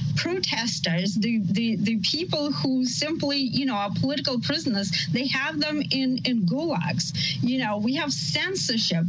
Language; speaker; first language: English; non-native, fluent; Russian